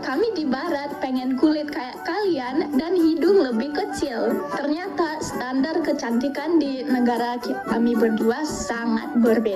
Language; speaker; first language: Indonesian; non-native, fluent; English